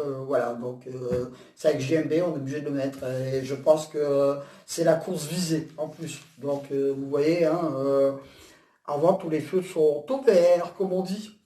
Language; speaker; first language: French; native; French